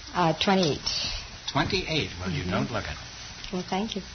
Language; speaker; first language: English; native; English